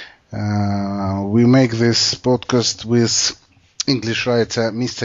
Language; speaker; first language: English; non-native, fluent; Russian